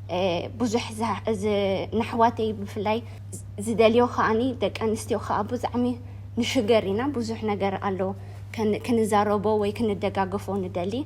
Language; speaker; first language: Tigrinya; early bilingual, heritage; Tigrinya